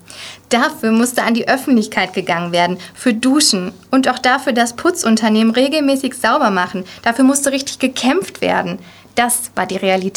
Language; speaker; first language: German; native; German